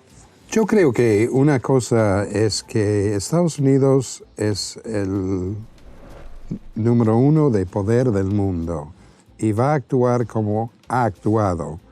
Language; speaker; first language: Spanish; non-native, fluent; English